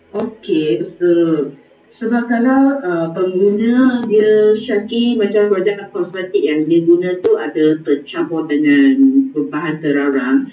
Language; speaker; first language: Malay; non-native, local second language; Chinese